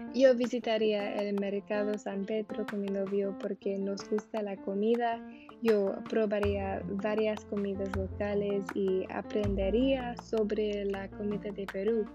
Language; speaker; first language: Spanish; non-native, learner; English